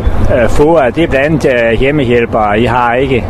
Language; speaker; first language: Danish; native; Danish